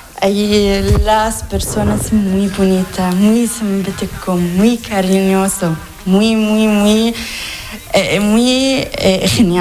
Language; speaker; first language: Spanish; non-native, learner; Arabic